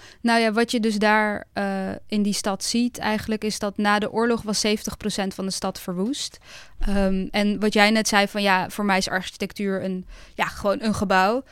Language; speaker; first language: Dutch; early bilingual, other home language; Bosnian